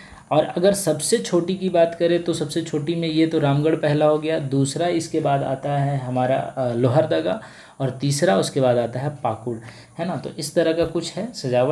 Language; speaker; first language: Hindi; native; Hindi